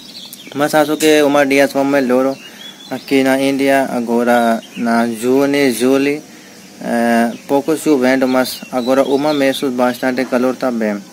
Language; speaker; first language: Portuguese; non-native, learner; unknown